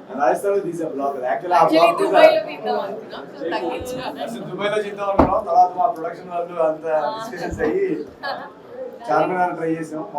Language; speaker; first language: Telugu; native; Telugu